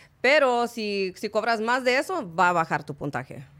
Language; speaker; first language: Spanish; early bilingual, heritage; Spanish